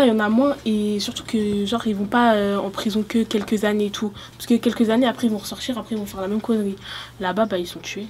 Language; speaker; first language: French; native; French